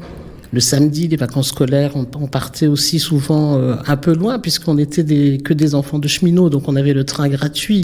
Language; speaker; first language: French; native; French